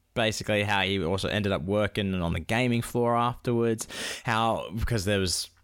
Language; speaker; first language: English; native; English